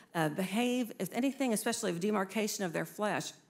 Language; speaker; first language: English; native; English